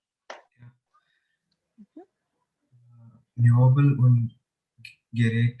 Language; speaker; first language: German; non-native, learner; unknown